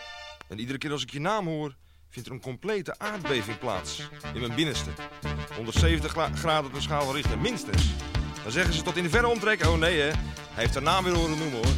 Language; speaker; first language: Dutch; native; Dutch